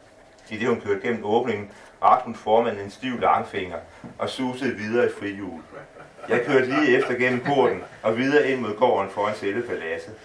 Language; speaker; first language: Danish; native; Danish